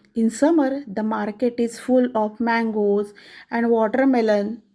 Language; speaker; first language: English; non-native, local second language; Marathi